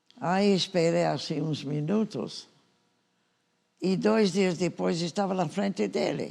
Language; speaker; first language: Portuguese; non-native, fluent; English